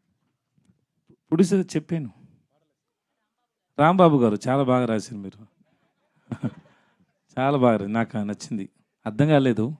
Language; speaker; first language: Telugu; non-native, learner; Tamil